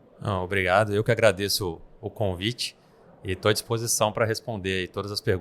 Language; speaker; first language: Portuguese; native; Portuguese